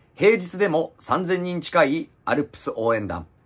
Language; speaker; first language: Japanese; native; Japanese